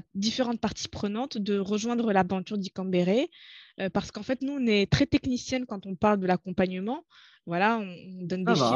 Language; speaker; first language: French; non-native, local second language; Arabic